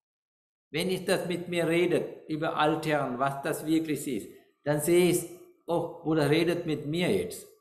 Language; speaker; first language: German; non-native, learner; Sinhala